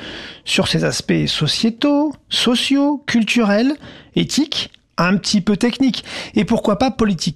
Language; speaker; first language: French; native; French